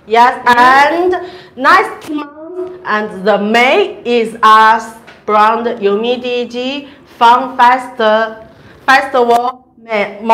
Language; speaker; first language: English; non-native, learner; Chinese